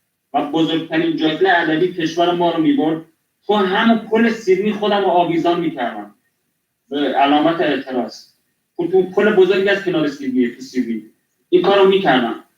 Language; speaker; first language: Persian; non-native, local second language; Kurdish